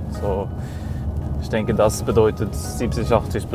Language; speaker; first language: German; non-native, fluent; Norwegian